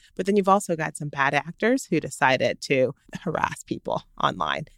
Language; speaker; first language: English; native; English